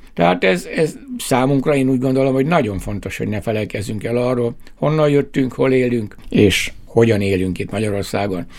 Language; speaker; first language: Hungarian; native; Hungarian